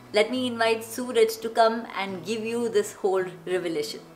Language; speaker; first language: English; non-native, local second language; Malayalam